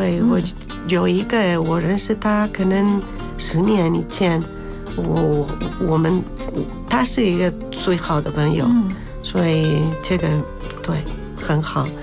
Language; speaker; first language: Chinese; non-native, learner; Spanish